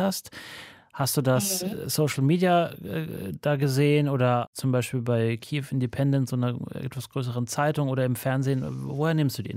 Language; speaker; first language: German; native; German